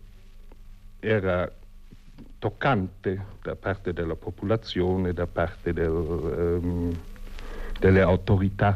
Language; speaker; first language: Italian; non-native, fluent; German